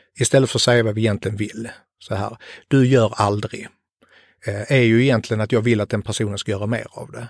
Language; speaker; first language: Swedish; native; Swedish